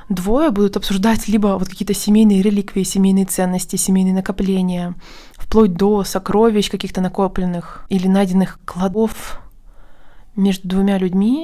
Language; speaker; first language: Russian; native; Russian